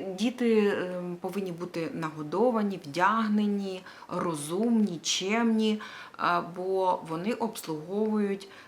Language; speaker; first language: Ukrainian; non-native, local second language; Russian